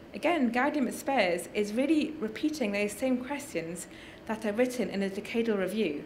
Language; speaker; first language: English; native; English